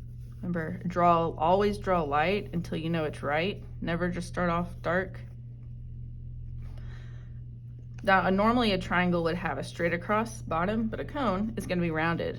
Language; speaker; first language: English; native; English